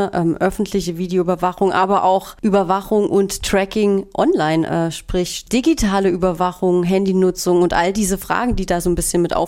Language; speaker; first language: German; native; German